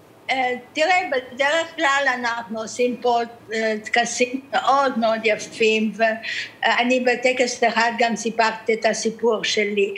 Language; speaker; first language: Hebrew; early bilingual, other home language; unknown